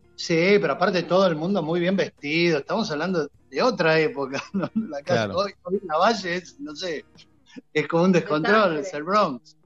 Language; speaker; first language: Spanish; native; Spanish